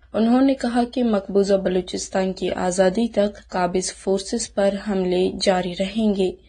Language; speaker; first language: Urdu; non-native, local second language; Baluchi